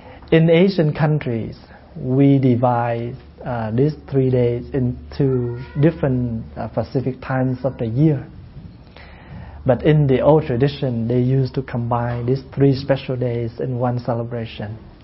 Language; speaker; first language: English; non-native, fluent; Vietnamese